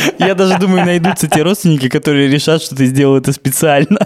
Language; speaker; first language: Russian; native; Russian